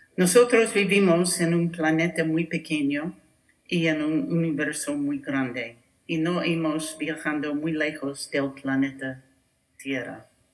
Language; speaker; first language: Spanish; non-native, learner; English